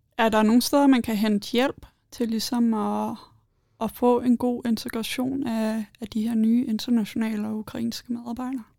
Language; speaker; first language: Danish; native; Danish